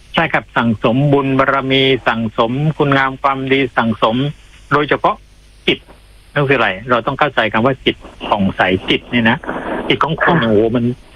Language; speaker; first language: Thai; native; Thai